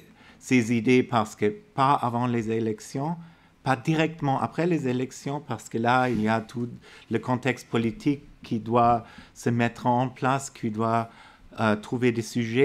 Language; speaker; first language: French; non-native, fluent; German